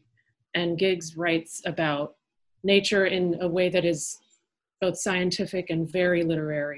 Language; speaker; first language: English; early bilingual, other home language; French